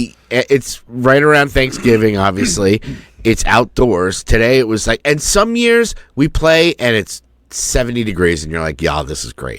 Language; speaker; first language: English; native; English